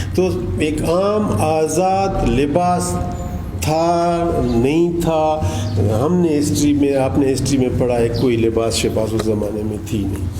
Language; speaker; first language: Urdu; non-native, local second language; Baluchi